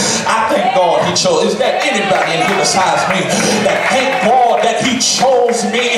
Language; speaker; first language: English; native; English